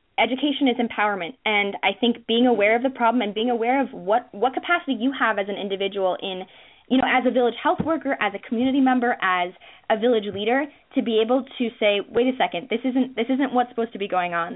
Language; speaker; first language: English; native; English